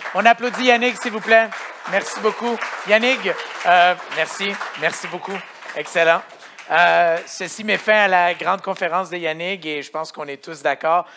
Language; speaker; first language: French; native; French